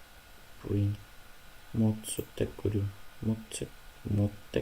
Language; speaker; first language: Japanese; non-native, learner; Ukrainian